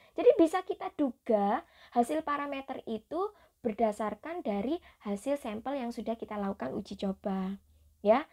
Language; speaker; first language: Indonesian; native; Indonesian